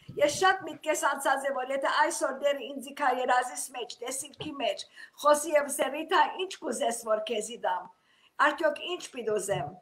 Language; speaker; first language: Armenian; early bilingual, heritage; Armenian